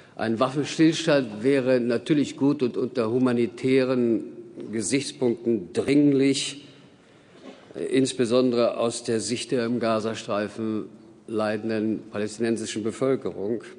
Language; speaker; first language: German; native; German